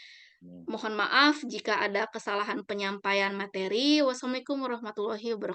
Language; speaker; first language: Indonesian; native; Indonesian